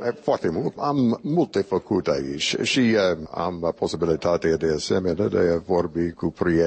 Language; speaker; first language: Romanian; non-native, fluent; English